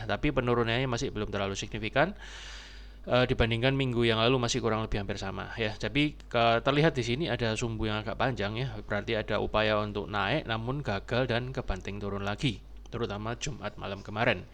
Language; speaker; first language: Indonesian; native; Indonesian